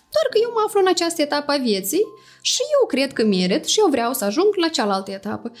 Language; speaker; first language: Romanian; native; Romanian